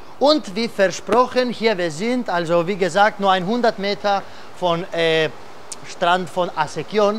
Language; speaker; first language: German; non-native, fluent; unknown